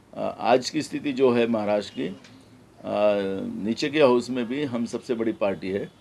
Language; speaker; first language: Hindi; non-native, local second language; Marathi